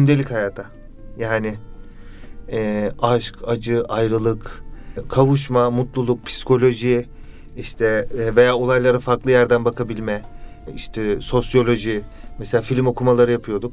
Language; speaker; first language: Turkish; native; Turkish